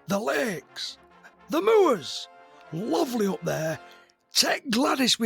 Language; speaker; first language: English; native; English